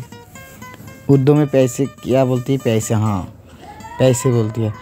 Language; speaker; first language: Hindi; non-native, learner; Bangla